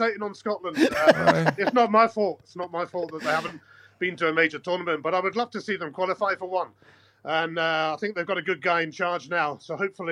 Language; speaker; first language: English; native; English